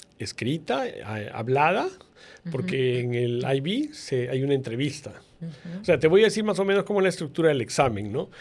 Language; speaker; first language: Spanish; native; Spanish